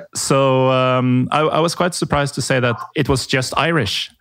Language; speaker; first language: English; non-native, fluent; Norwegian